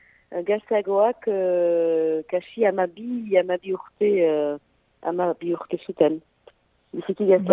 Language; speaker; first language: Basque; non-native, local second language; French